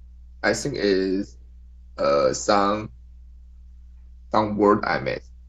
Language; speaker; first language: English; non-native, learner; Chinese